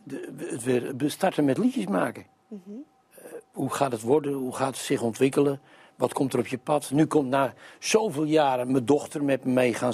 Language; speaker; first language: Dutch; native; Dutch